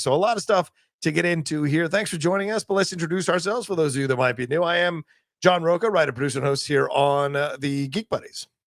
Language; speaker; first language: English; native; English